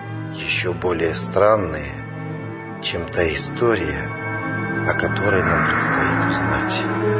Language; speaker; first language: Russian; native; Russian